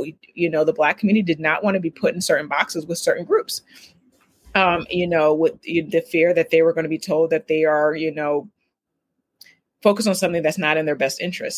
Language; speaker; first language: English; native; English